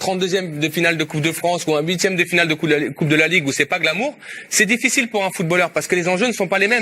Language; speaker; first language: French; native; French